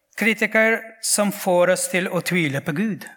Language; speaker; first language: Norwegian; non-native, fluent; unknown